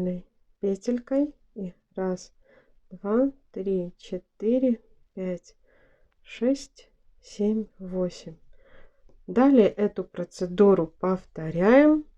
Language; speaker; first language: Russian; native; Russian